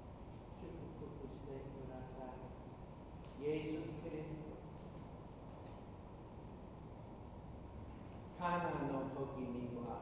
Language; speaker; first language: Japanese; non-native, fluent; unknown